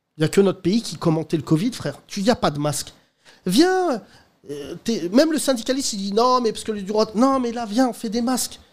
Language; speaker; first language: French; native; French